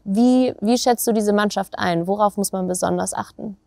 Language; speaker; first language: German; native; German